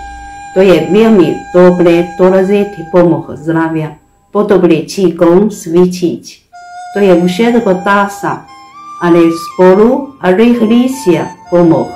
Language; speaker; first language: Czech; non-native, learner; Chinese